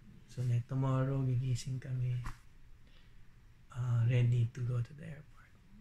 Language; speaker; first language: English; non-native, local second language; Filipino